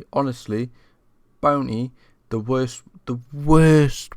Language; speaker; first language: English; native; English